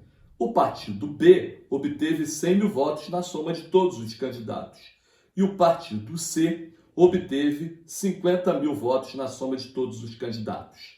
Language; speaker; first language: Portuguese; native; Portuguese